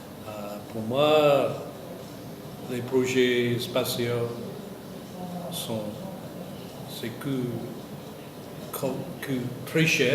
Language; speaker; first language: French; non-native, fluent; English